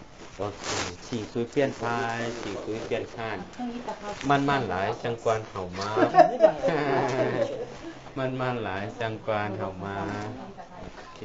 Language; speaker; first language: Chinese; non-native, learner; Thai